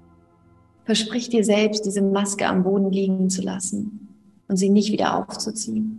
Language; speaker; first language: German; native; German